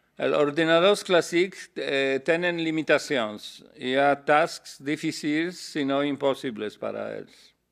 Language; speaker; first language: Catalan; non-native, learner; Polish